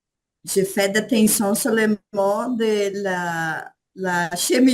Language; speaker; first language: French; non-native, learner; Portuguese